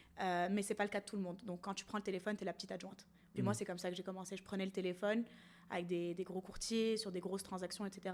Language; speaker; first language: French; non-native, local second language; Arabic